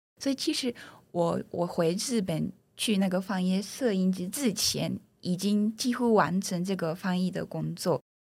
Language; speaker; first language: Chinese; non-native, fluent; Japanese